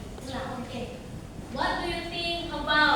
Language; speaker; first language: English; non-native, local second language; Indonesian